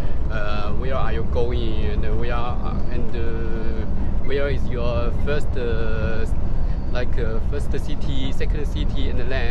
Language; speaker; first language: English; non-native, fluent; Chinese